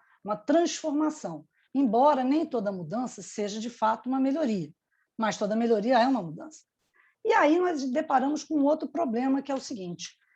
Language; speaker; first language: Portuguese; native; Portuguese